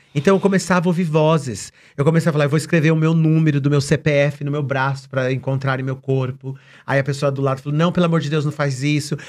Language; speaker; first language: Portuguese; native; Portuguese